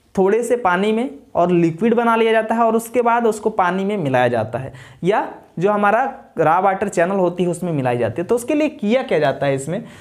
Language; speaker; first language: Hindi; native; Hindi